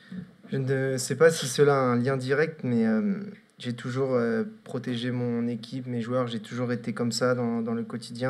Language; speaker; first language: French; native; French